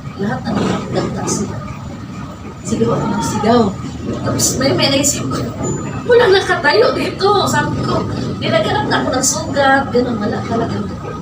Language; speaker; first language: Filipino; non-native, local second language; Iloko